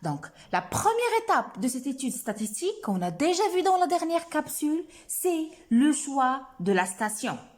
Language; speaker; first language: French; non-native, local second language; Arabic